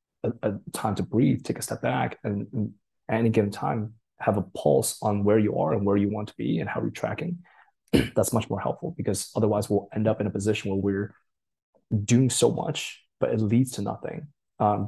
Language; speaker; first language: English; early bilingual, other home language; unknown